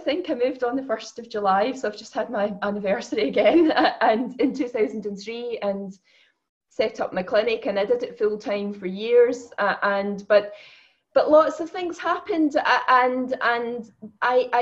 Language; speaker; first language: English; native; English